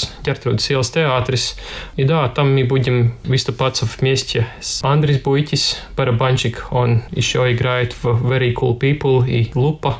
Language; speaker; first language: Russian; non-native, local second language; Latvian